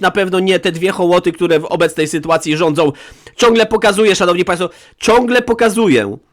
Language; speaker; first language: Polish; native; Polish